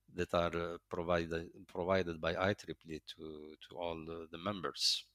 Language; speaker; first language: English; non-native, fluent; Arabic